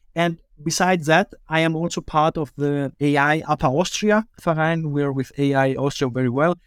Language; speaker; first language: English; early bilingual, other home language; German